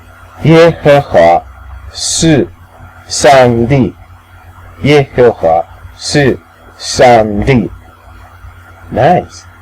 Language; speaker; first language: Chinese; non-native, fluent; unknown